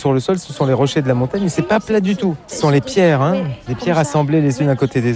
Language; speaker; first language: French; native; French